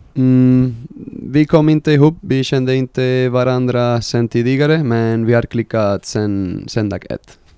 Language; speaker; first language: Swedish; non-native, fluent; Spanish